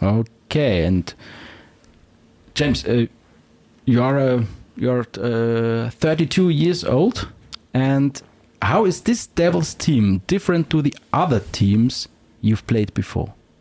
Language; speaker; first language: English; non-native, fluent; German